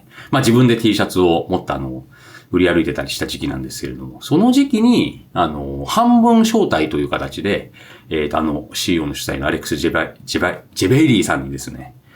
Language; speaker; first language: Japanese; native; Japanese